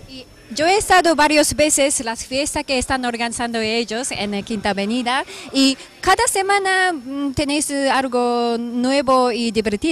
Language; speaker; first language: Spanish; non-native, fluent; Japanese